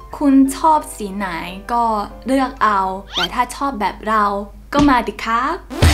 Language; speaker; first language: Thai; native; Thai